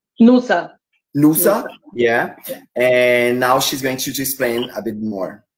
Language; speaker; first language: English; non-native, fluent; Portuguese